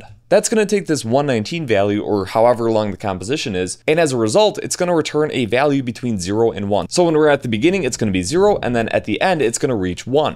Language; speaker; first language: English; native; English